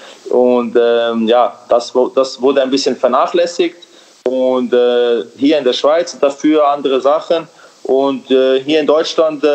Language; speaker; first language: German; early bilingual, other home language; Serbian